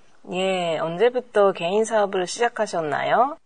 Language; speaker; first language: Korean; non-native, learner; Japanese